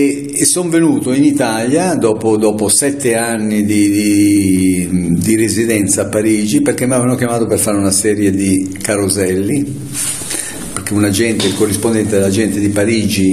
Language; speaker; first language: Italian; native; Italian